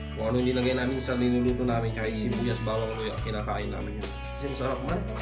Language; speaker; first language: Filipino; non-native, local second language; Iloko